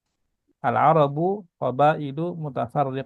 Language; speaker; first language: Arabic; non-native, fluent; Indonesian